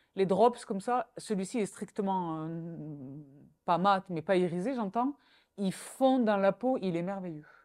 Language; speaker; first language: French; native; French